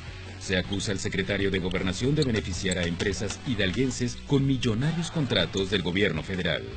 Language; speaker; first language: Spanish; native; Spanish